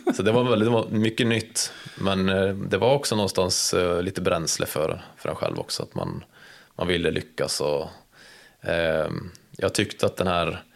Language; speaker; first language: Swedish; native; Swedish